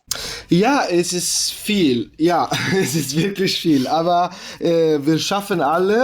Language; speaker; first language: German; non-native, learner; Italian